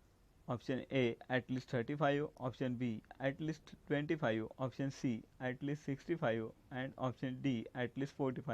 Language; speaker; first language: English; non-native, local second language; Marathi